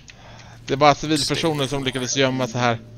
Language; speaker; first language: Swedish; native; Swedish